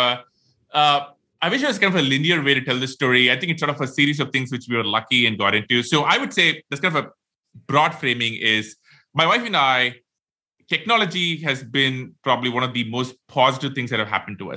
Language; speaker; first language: English; non-native, local second language; Tamil